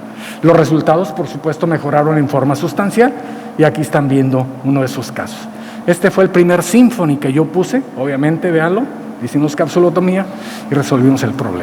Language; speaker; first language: Spanish; native; Spanish